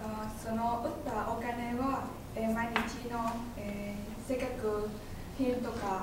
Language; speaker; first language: Japanese; non-native, learner; Vietnamese